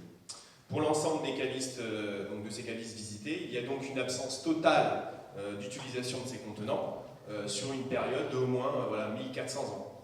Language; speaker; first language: French; native; French